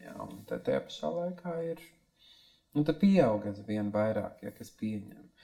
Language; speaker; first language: Latvian; native; Latvian